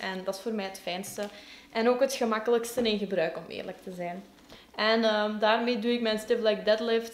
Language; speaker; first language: Dutch; native; Dutch